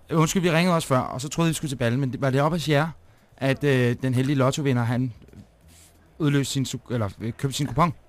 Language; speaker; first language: Danish; native; Danish